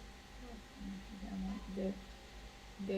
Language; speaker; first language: Spanish; non-native, learner; Russian